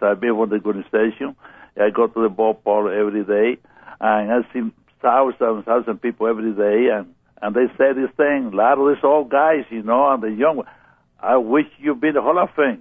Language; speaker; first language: English; non-native, learner; Spanish